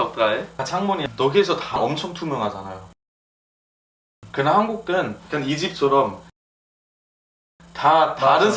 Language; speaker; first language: Korean; non-native, fluent; German